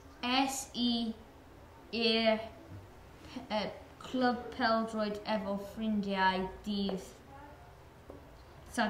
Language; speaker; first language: Welsh; non-native, learner; English